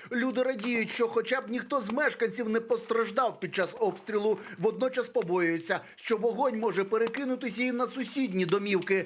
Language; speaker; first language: Ukrainian; native; Ukrainian